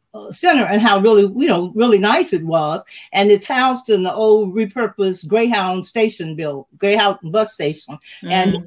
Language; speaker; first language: English; native; English